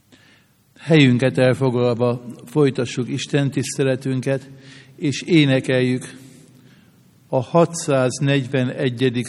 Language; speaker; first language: Hungarian; native; Hungarian